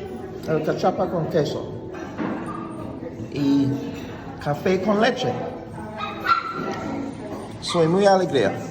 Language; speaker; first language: Spanish; non-native, learner; English